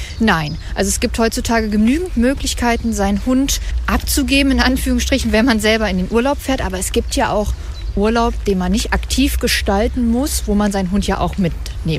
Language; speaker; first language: German; native; German